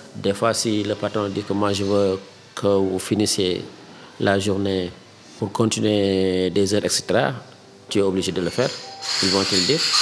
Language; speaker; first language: French; non-native, local second language; Wolof